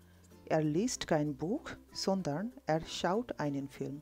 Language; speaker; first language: German; non-native, fluent; Bangla